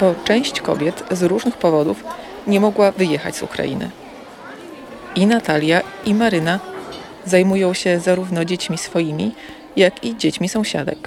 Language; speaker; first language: Polish; native; Polish